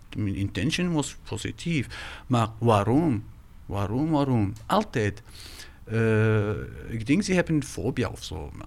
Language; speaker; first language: Dutch; non-native, learner; Arabic